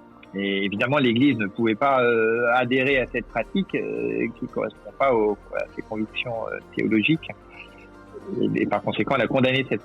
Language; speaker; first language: French; native; French